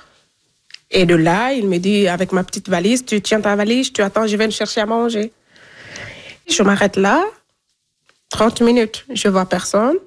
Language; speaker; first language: French; non-native, local second language; Fula